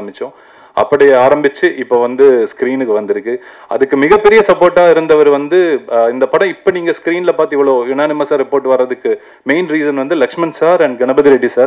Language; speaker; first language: Tamil; native; Tamil